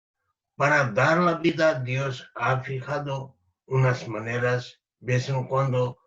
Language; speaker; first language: Spanish; non-native, fluent; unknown